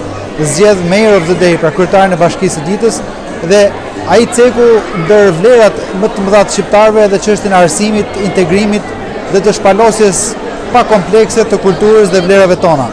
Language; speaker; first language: Albanian; native; Albanian